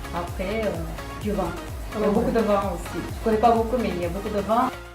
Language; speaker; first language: French; non-native, learner; Korean